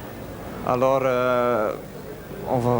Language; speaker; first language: French; non-native, local second language; Dutch